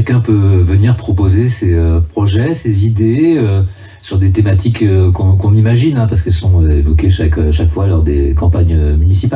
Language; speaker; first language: French; native; French